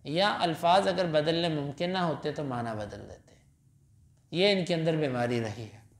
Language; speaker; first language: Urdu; non-native, local second language; Punjabi